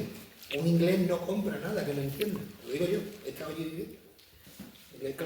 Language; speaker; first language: Spanish; native; Spanish